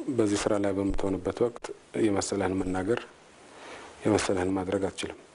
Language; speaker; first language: Amharic; non-native, local second language; Tigrinya